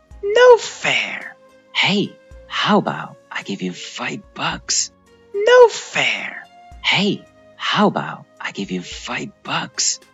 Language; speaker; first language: English; non-native, fluent; Chinese